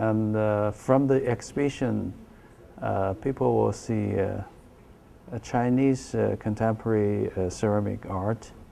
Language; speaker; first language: English; non-native, learner; Chinese